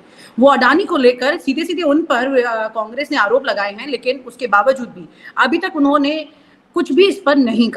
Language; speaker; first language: Hindi; native; Hindi